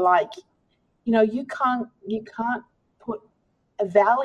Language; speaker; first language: English; native; English